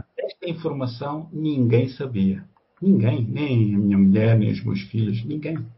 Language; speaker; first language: Portuguese; native; Portuguese